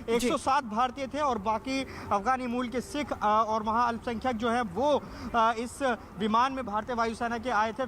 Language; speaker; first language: Hindi; native; Hindi